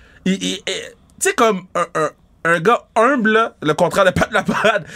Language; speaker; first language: French; native; French